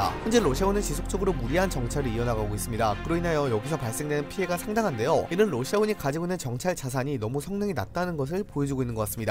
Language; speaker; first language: Korean; native; Korean